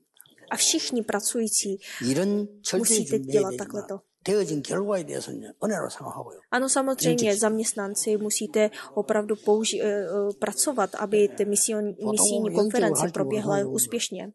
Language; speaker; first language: Czech; non-native, fluent; Korean